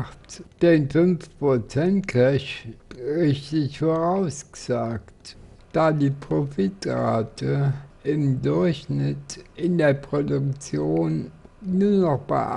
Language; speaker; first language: German; native; German